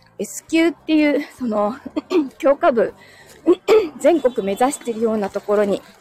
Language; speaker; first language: Japanese; native; Japanese